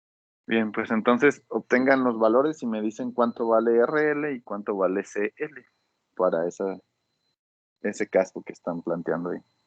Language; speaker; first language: Spanish; native; Spanish